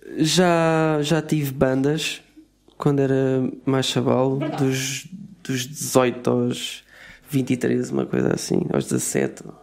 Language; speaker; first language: Portuguese; native; Portuguese